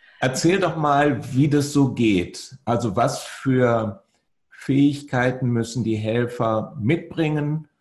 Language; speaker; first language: German; native; German